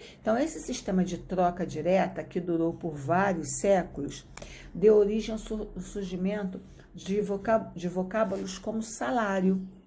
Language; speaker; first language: Portuguese; native; Portuguese